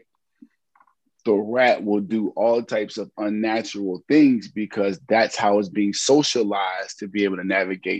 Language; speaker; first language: English; native; English